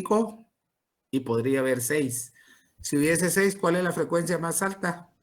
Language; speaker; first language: Spanish; native; Spanish